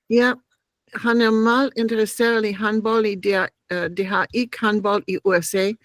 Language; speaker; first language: Danish; non-native, learner; English